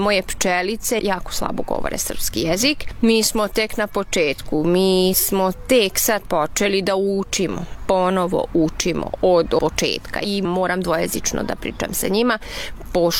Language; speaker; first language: Serbian; non-native, local second language; Hungarian